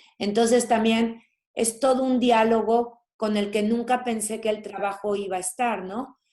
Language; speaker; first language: Spanish; native; Spanish